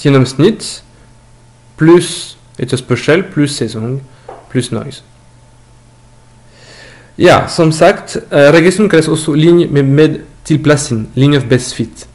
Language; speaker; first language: Norwegian; non-native, learner; French